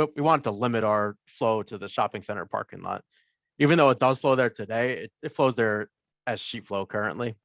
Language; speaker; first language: English; native; English